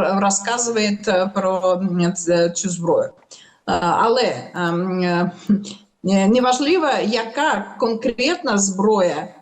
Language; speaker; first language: Ukrainian; non-native, local second language; Russian